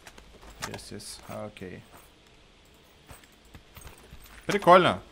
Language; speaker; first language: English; non-native, learner; Russian